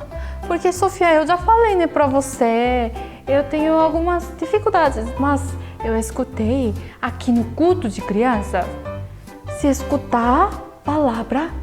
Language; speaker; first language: Portuguese; non-native, fluent; Korean